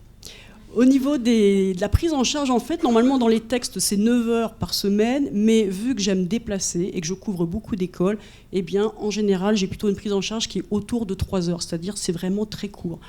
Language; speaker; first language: French; native; French